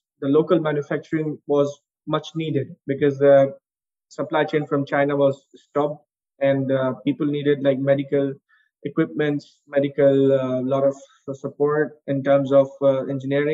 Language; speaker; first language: English; non-native, local second language; Urdu